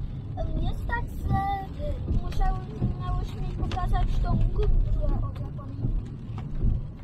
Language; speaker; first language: Polish; early bilingual, heritage; Polish